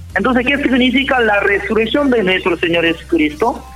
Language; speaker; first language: Spanish; non-native, learner; Korean